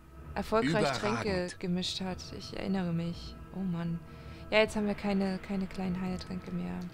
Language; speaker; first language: German; native; German